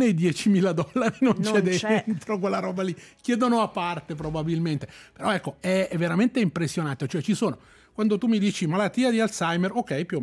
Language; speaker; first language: Italian; native; Italian